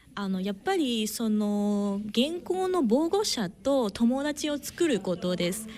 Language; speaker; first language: Japanese; non-native, fluent; Cantonese